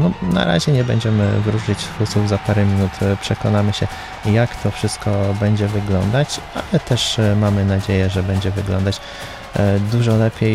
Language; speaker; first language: Polish; native; Polish